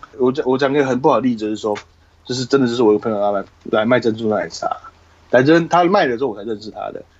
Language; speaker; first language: Chinese; native; Chinese